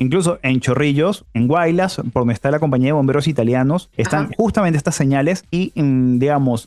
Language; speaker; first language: Spanish; native; Spanish